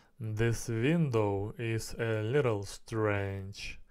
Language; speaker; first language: English; non-native, learner; Russian